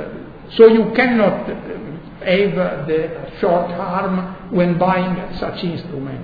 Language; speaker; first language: English; non-native, fluent; Italian